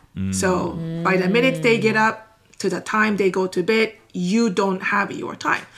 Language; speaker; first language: English; non-native, fluent; Japanese